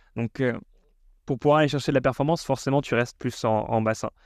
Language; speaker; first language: French; native; French